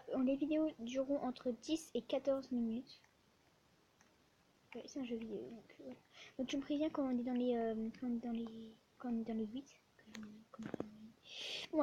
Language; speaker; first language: French; native; French